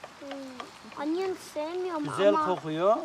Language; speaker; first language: Turkish; early bilingual, heritage; Turkish